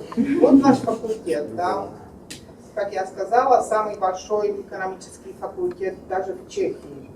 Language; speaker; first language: Russian; non-native, fluent; Czech